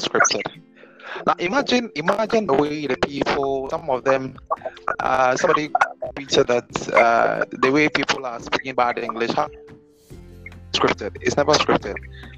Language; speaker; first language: English; non-native, local second language; Akan